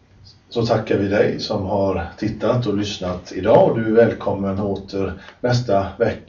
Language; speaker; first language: Swedish; native; Swedish